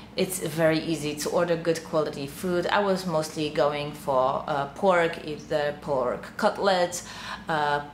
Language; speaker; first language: English; non-native, fluent; Polish